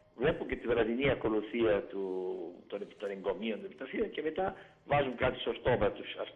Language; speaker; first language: Greek; native; Greek